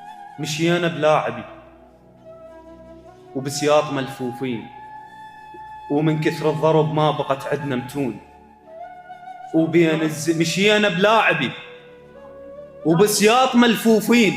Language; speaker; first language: Arabic; native; Arabic